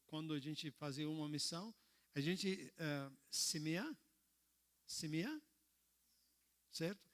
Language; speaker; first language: Portuguese; non-native, learner; Arabic